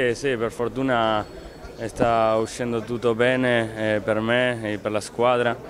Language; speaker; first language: Italian; non-native, fluent; Spanish